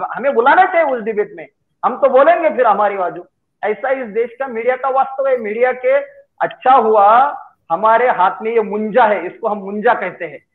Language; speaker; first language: Hindi; non-native, local second language; Marathi